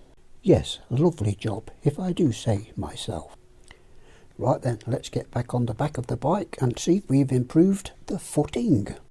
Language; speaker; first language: English; native; English